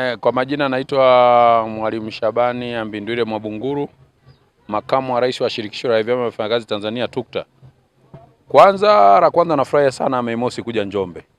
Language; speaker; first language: Swahili; native; Swahili